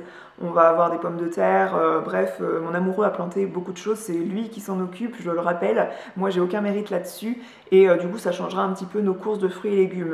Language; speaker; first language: French; native; French